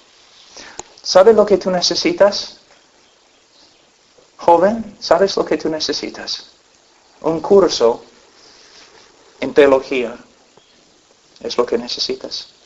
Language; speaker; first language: Spanish; non-native, fluent; English